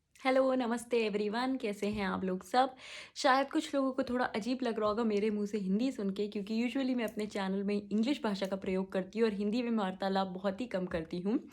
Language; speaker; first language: Hindi; native; Hindi